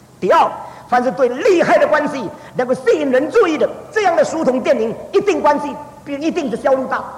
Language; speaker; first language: Chinese; early bilingual, heritage; Chinese